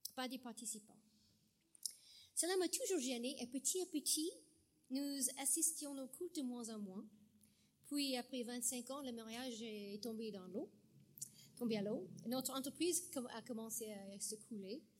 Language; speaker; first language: French; non-native, fluent; English